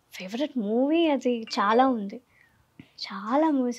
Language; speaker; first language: Telugu; non-native, learner; Malayalam